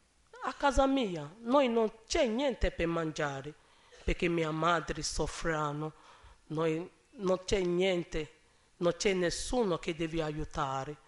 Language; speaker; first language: Italian; non-native, learner; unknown